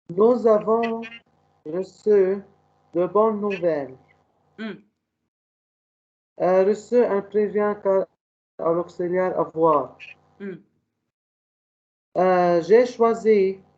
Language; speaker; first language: French; non-native, learner; Arabic